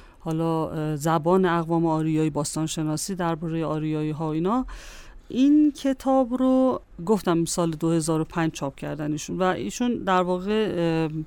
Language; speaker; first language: Persian; native; Persian